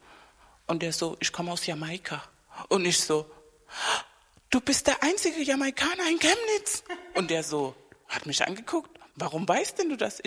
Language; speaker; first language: German; non-native, fluent; Spanish